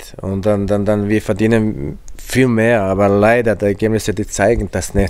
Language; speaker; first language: German; non-native, fluent; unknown